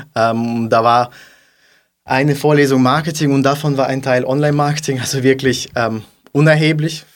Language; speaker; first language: German; non-native, fluent; Russian